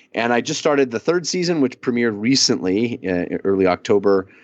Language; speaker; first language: English; early bilingual, other home language; Italian